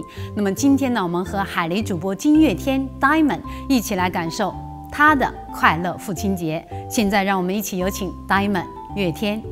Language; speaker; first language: Chinese; native; Chinese